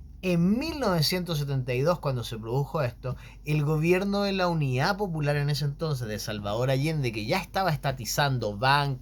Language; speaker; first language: Spanish; native; Spanish